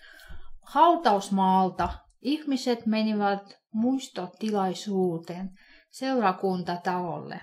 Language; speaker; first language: Finnish; non-native, fluent; Russian